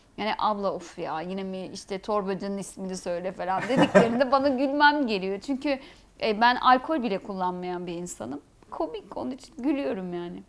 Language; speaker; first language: Turkish; early bilingual, heritage; Turkish